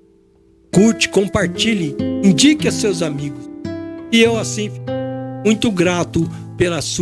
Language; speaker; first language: Portuguese; native; Portuguese